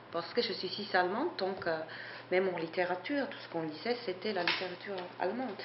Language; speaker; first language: French; non-native, fluent; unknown